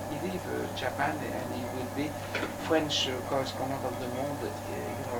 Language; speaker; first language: English; non-native, learner; French